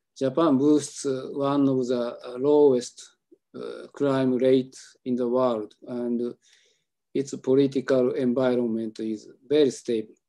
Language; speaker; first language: English; non-native, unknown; Japanese